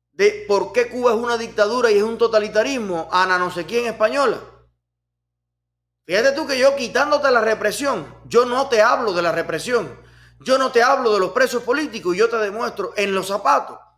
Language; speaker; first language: Spanish; native; Spanish